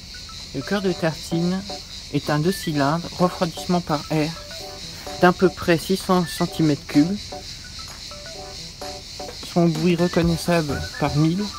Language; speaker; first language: French; native; French